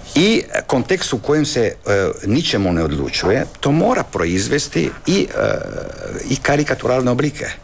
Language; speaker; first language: Serbian; non-native, local second language; Italian